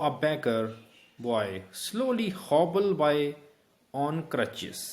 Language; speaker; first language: English; non-native, local second language; Punjabi